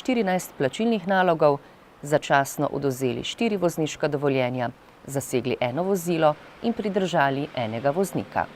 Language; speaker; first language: Slovenian; native; Slovenian